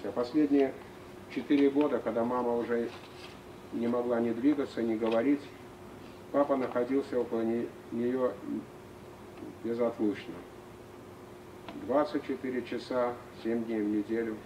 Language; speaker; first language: Russian; native; Russian